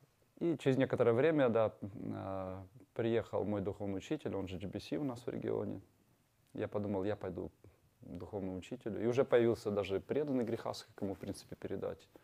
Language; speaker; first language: Russian; native; Russian